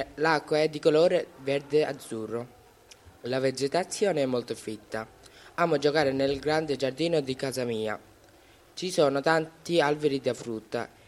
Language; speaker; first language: Italian; non-native, fluent; Bangla